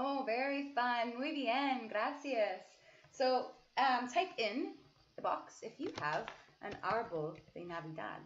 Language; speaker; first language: Spanish; non-native, learner; English